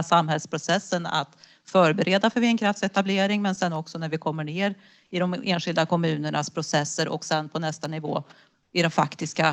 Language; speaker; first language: Swedish; native; Swedish